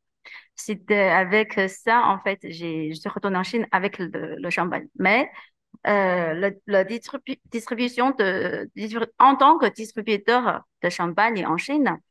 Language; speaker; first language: French; non-native, learner; Chinese